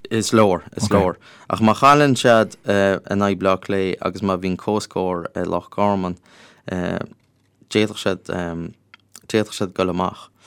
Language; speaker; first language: Irish; native; Irish